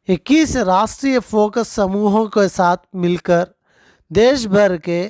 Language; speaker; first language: Hindi; non-native, local second language; Telugu